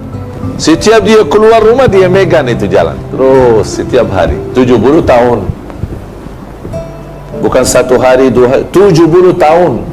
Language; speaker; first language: Indonesian; non-native, fluent; Arabic